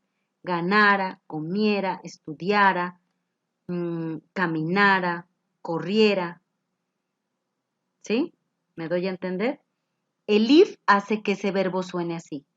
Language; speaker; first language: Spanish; native; Spanish